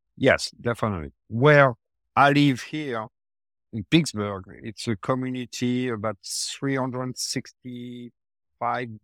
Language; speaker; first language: English; non-native, learner; French